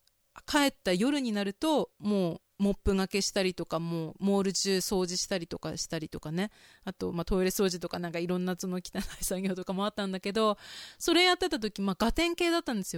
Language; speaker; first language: Japanese; native; Japanese